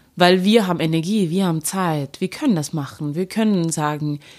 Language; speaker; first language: German; native; German